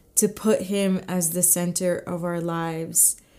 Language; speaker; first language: English; native; English